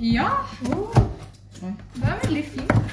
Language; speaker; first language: Norwegian; non-native, local second language; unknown